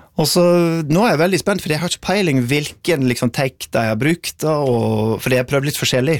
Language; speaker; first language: Norwegian; non-native, fluent; English